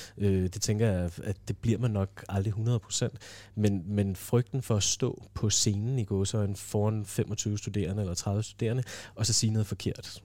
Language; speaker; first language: Danish; native; Danish